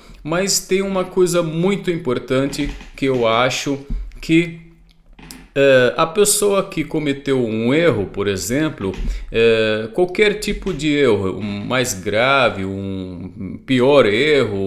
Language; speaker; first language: Portuguese; non-native, fluent; Arabic